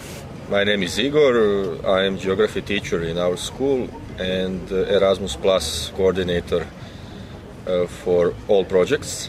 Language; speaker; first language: English; non-native, learner; Croatian